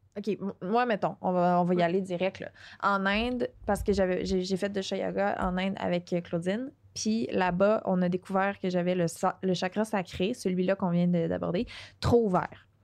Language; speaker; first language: French; native; French